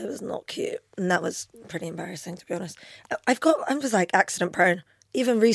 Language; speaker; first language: English; non-native, local second language; Albanian